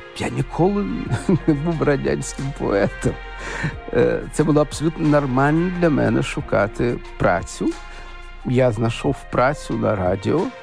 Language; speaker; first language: Ukrainian; non-native, local second language; Russian